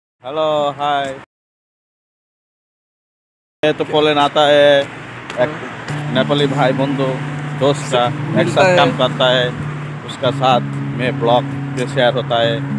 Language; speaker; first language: Hindi; non-native, learner; Nepali